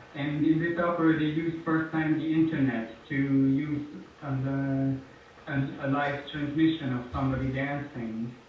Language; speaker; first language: English; non-native, fluent; Hungarian